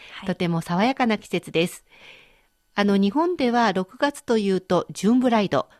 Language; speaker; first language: Japanese; native; Japanese